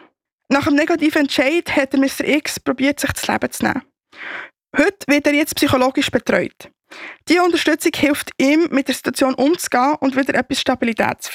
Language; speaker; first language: German; native; German